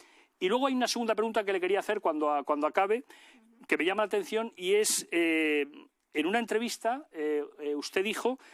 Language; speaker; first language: Spanish; native; Spanish